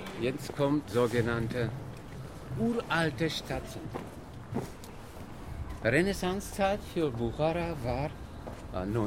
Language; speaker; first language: German; non-native, learner; Tajik